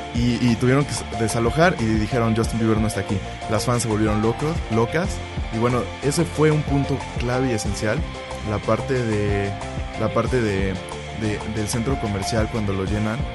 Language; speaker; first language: Spanish; native; Spanish